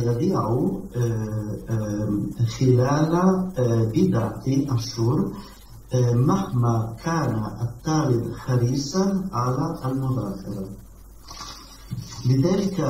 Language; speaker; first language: Arabic; non-native, learner; Italian